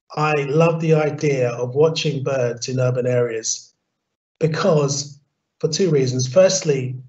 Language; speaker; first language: English; native; English